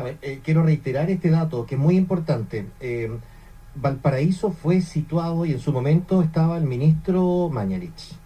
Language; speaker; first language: Spanish; native; Spanish